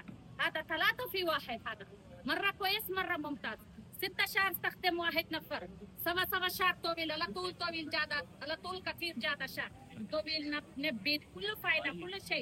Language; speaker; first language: Arabic; non-native, learner; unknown